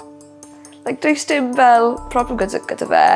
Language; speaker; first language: Welsh; non-native, local second language; English